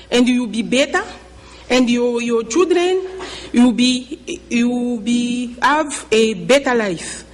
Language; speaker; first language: English; non-native, learner; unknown